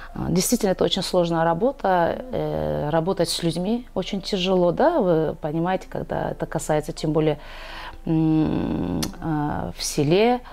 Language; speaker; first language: Russian; non-native, local second language; Karachay-Balkar